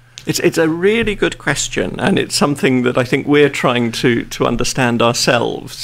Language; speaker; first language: English; native; English